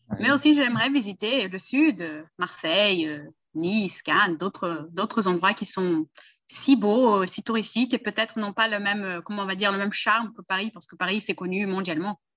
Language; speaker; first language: French; early bilingual, heritage; Portuguese